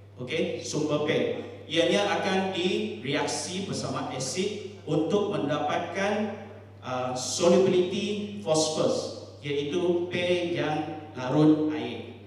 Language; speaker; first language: Malay; non-native, local second language; Chinese